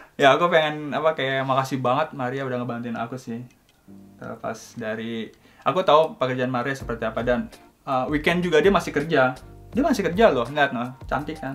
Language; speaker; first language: Indonesian; native; Indonesian